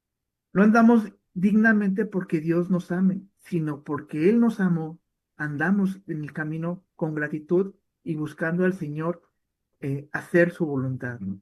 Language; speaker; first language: Spanish; native; Spanish